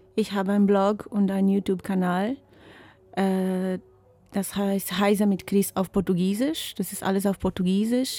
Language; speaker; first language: German; non-native, fluent; Portuguese